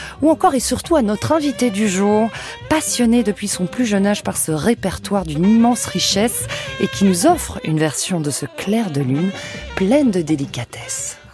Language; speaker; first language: French; native; French